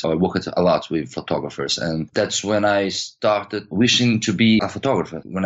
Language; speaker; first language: English; non-native, fluent; Portuguese